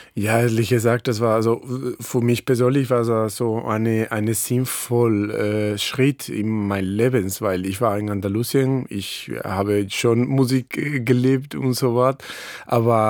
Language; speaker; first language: German; non-native, fluent; Spanish